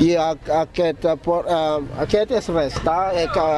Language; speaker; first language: Catalan; non-native, learner; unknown